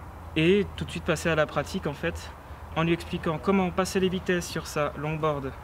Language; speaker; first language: French; native; French